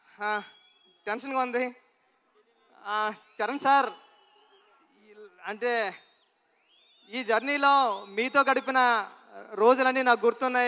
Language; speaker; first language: Telugu; native; Telugu